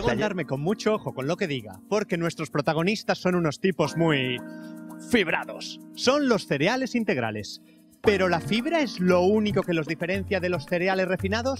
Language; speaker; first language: Spanish; native; Spanish